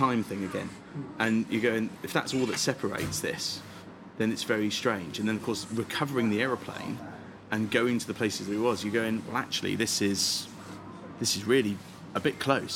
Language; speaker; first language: English; native; English